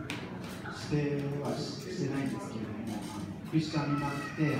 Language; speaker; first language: Japanese; non-native, learner; Vietnamese